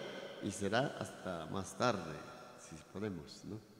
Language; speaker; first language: Spanish; native; Spanish